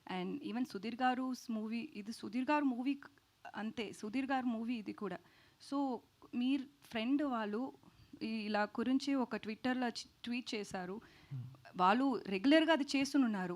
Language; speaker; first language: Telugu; non-native, learner; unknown